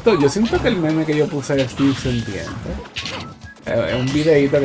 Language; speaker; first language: Spanish; native; Spanish